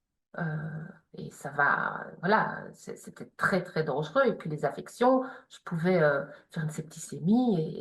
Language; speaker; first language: French; native; French